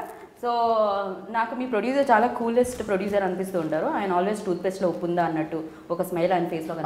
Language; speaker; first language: Telugu; native; Telugu